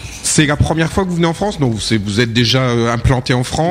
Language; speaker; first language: French; native; French